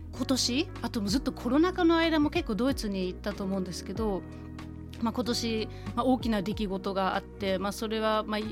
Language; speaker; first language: Japanese; non-native, fluent; German